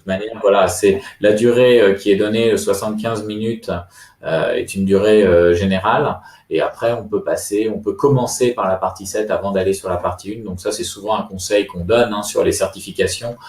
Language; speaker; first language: French; native; French